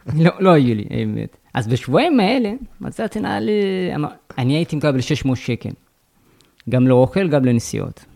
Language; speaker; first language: Hebrew; non-native, fluent; Amharic